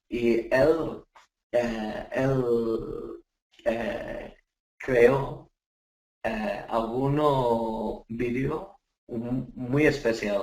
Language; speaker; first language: Spanish; non-native, learner; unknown